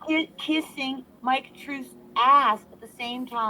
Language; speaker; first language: English; native; English